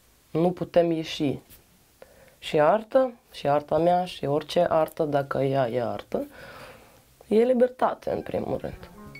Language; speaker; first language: Romanian; non-native, fluent; Russian